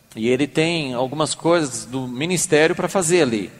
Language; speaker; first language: Portuguese; native; Portuguese